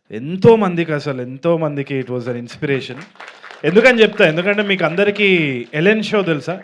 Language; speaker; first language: Telugu; native; Telugu